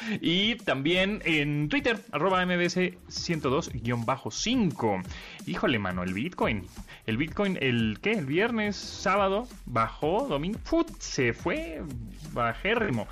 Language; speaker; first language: Spanish; native; Spanish